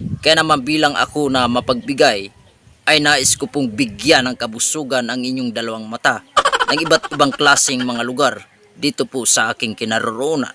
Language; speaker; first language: Filipino; non-native, local second language; Waray